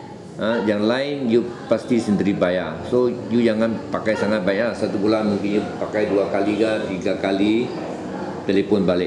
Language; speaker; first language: Malay; native; Malay